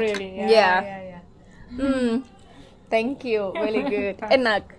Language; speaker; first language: English; non-native, learner; Thai